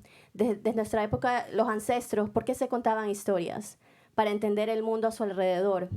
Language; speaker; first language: Spanish; native; Spanish